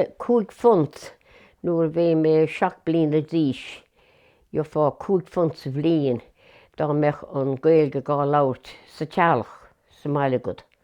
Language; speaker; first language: Irish; native; Irish